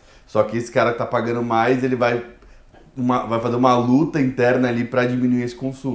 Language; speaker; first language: Portuguese; native; Portuguese